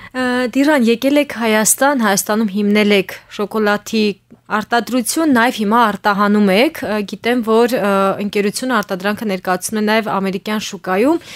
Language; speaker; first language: Armenian; native; Armenian